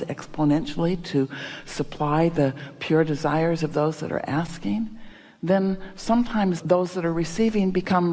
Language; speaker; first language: English; native; English